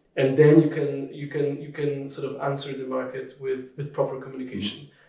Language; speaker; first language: English; non-native, fluent; Polish